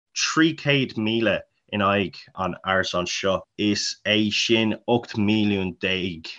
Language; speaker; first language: Irish; non-native, local second language; English